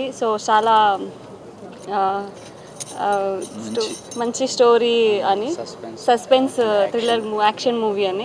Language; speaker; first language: Telugu; early bilingual, heritage; Telugu